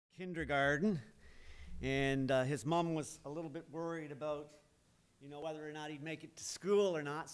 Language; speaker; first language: English; native; English